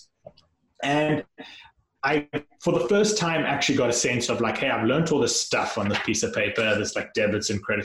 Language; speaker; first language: English; native; English